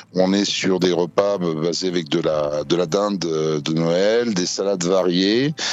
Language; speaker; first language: French; native; French